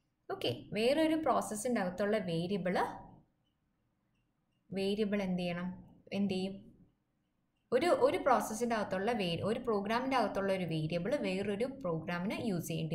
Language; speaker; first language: English; non-native, local second language; Malayalam